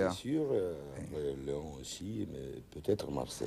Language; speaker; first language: French; non-native, learner; Russian